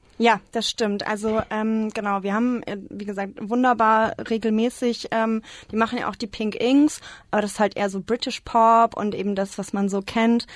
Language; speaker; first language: German; native; German